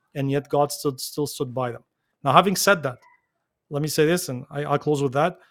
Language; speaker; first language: English; non-native, fluent; Arabic